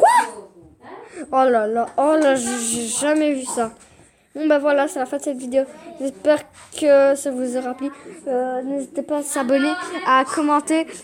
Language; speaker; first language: French; native; French